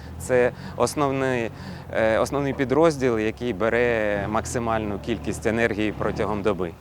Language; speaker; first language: Ukrainian; native; Ukrainian